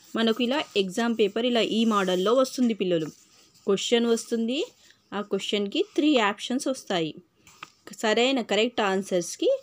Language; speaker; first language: Telugu; non-native, local second language; Urdu